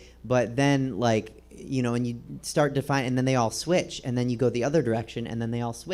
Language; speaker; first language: English; native; English